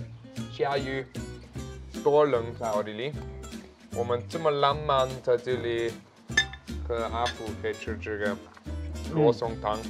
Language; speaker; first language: Chinese; non-native, learner; German